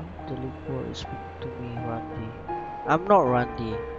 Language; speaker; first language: English; non-native, learner; Indonesian